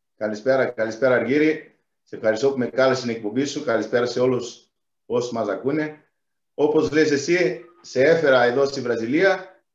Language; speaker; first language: Greek; non-native, fluent; Portuguese